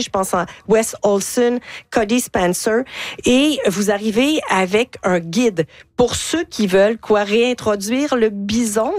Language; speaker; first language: French; native; French